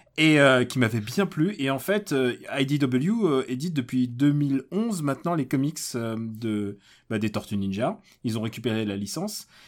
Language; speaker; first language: French; early bilingual, other home language; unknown